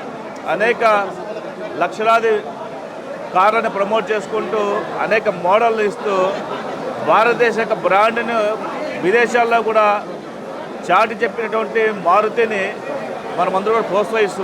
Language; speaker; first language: Telugu; native; Telugu